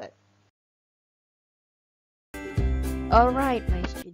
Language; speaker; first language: English; non-native, fluent; Indonesian